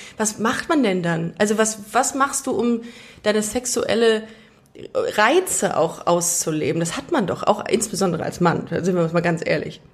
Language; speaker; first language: German; native; German